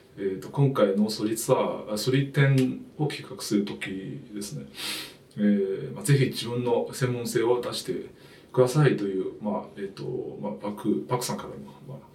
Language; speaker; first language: Japanese; non-native, fluent; Chinese